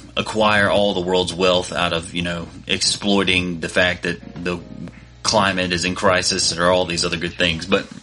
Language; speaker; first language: English; native; English